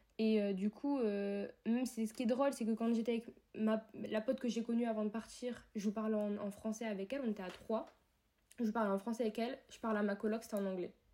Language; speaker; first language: French; native; French